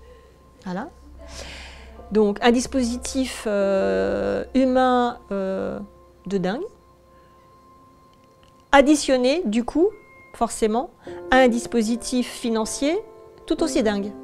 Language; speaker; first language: French; native; French